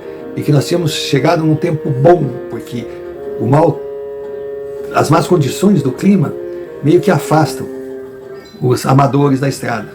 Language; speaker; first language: Portuguese; native; Portuguese